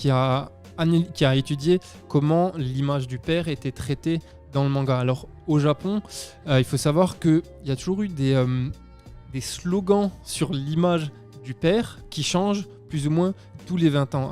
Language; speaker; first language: French; native; French